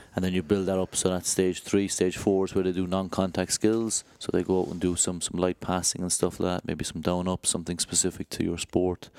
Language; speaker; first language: English; native; English